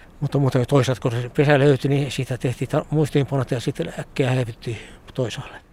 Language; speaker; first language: Finnish; native; Finnish